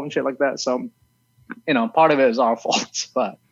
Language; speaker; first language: English; early bilingual, other home language; Arabic